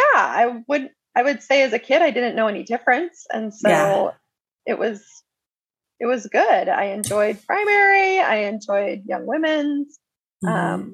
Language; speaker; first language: English; native; English